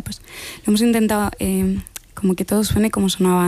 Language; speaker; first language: Spanish; native; Spanish